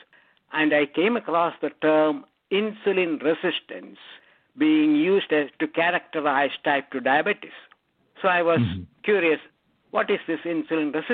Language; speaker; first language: English; non-native, local second language; Malayalam